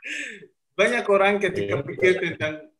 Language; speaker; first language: Indonesian; non-native, fluent; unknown